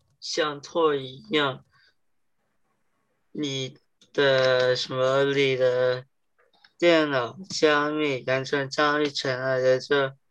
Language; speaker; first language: Chinese; early bilingual, heritage; Chinese